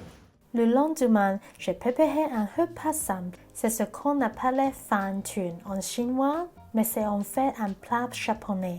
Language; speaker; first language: French; non-native, learner; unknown